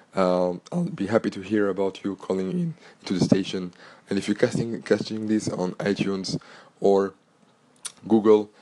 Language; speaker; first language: English; non-native, fluent; French